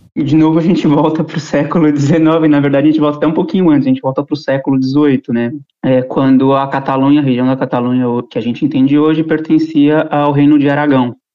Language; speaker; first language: Portuguese; native; Portuguese